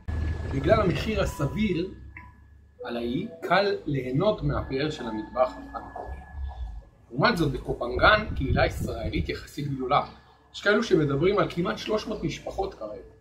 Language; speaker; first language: Hebrew; native; Hebrew